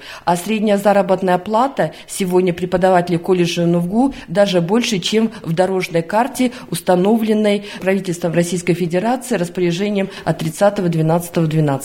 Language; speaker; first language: Russian; native; Russian